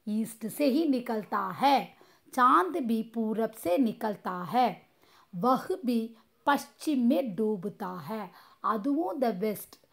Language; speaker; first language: Hindi; non-native, local second language; Tamil